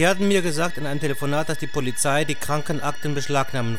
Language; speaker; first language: German; native; German